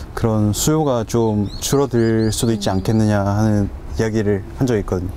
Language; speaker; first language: Korean; native; Korean